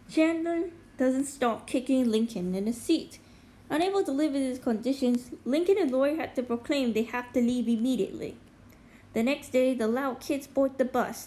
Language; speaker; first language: English; native; English